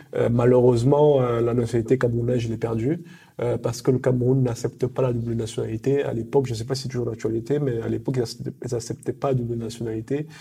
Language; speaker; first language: French; early bilingual, other home language; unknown